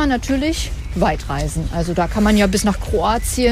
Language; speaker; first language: German; native; German